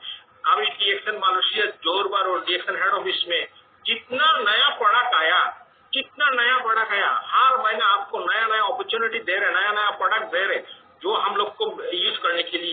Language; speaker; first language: Hindi; non-native, fluent; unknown